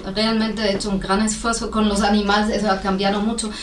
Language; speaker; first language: Spanish; non-native, fluent; German